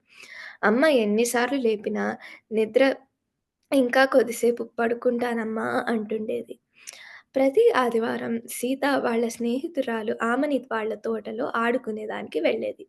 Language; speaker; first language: Telugu; early bilingual, heritage; Telugu